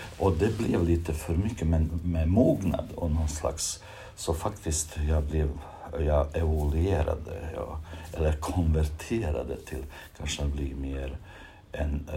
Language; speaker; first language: Swedish; non-native, fluent; Bosnian